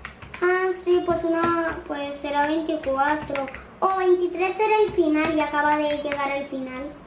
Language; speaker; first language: Spanish; native; Spanish